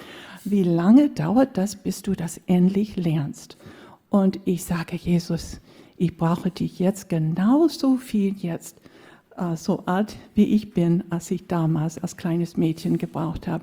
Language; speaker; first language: German; non-native, fluent; English